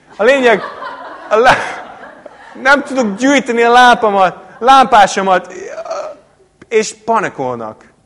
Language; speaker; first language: Hungarian; non-native, fluent; English